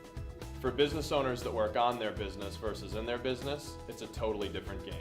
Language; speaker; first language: English; native; English